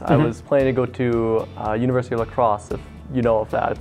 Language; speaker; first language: English; native; English